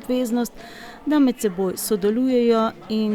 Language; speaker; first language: Slovenian; native; Slovenian